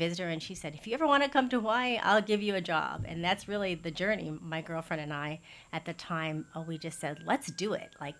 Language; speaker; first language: English; native; English